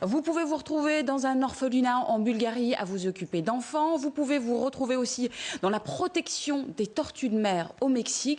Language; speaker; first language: French; native; French